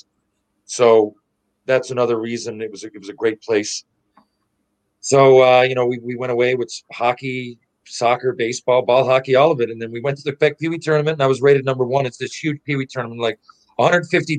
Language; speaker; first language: English; native; English